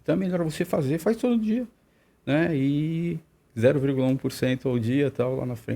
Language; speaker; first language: Portuguese; native; Portuguese